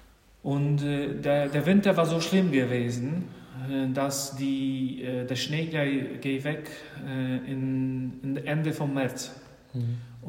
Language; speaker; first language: German; non-native, fluent; Polish